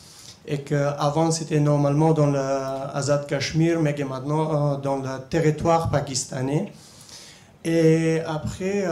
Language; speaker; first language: French; non-native, fluent; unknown